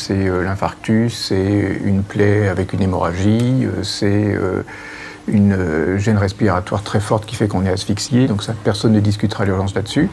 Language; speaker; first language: French; native; French